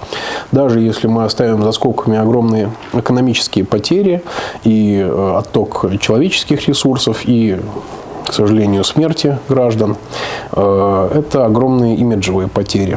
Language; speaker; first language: Russian; native; Russian